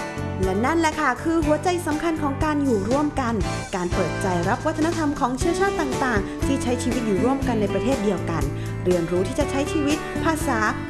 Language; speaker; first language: Thai; native; Thai